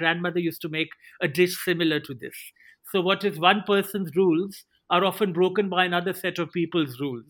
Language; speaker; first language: English; non-native, local second language; Hindi